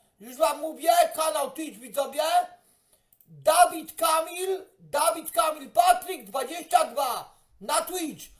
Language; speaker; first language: Polish; native; Polish